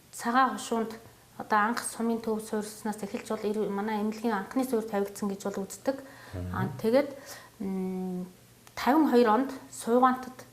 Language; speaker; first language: Mongolian; native; Mongolian